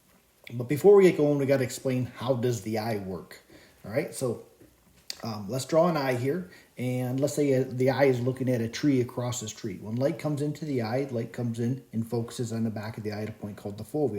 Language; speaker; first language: English; native; English